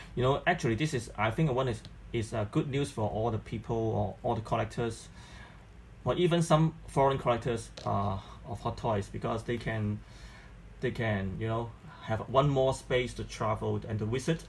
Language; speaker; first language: English; non-native, local second language; Cantonese